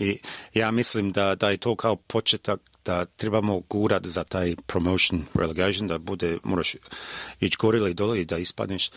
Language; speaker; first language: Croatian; early bilingual, heritage; Croatian